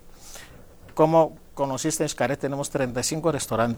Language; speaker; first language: Spanish; non-native, fluent; Greek